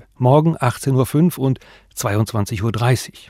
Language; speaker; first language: German; native; German